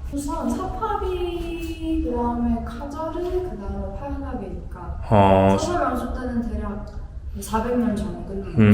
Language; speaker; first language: Korean; non-native, fluent; Persian